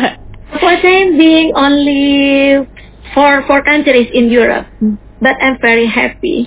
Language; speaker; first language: English; non-native, learner; Indonesian